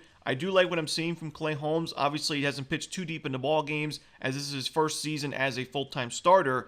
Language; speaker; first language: English; native; English